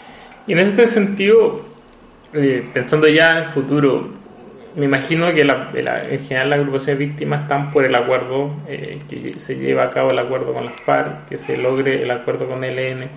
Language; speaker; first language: Spanish; native; Spanish